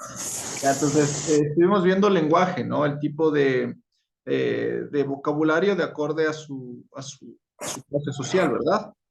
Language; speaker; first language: Spanish; native; Spanish